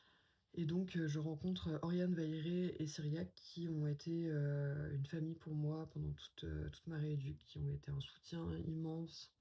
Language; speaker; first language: French; native; French